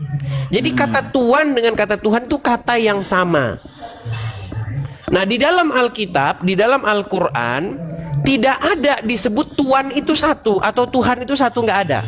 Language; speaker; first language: Indonesian; native; Indonesian